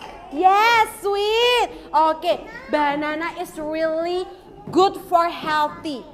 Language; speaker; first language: English; non-native, learner; Indonesian